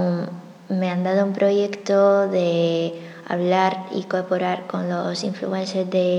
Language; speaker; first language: Spanish; non-native, fluent; Chinese